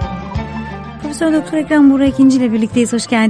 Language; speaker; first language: Turkish; native; Turkish